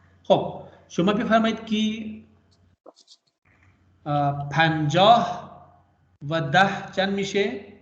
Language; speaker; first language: Persian; non-native, fluent; Urdu